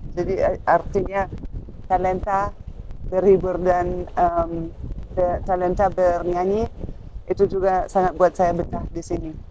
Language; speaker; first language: Indonesian; non-native, fluent; German